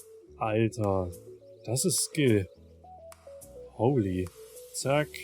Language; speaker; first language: German; native; German